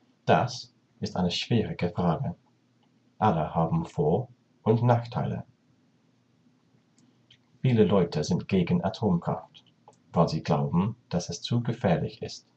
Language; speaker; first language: German; non-native, learner; English